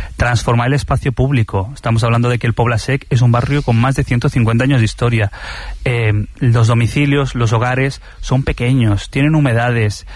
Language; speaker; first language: Spanish; early bilingual, other home language; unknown